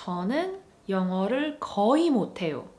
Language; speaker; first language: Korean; non-native, fluent; English